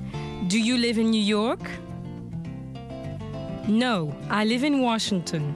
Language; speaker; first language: English; non-native, fluent; French